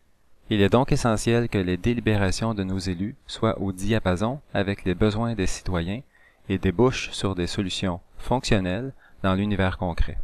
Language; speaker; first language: French; native; French